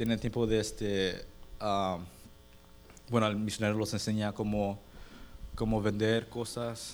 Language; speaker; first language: Spanish; early bilingual, heritage; Spanish